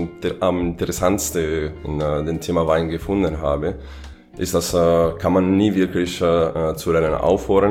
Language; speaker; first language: German; non-native, fluent; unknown